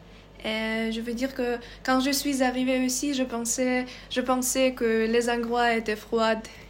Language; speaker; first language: French; non-native, learner; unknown